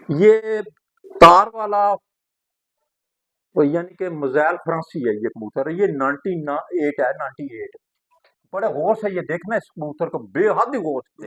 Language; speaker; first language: Hindi; non-native, local second language; Punjabi